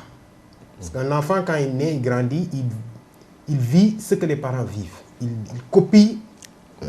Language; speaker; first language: French; non-native, local second language; Wolof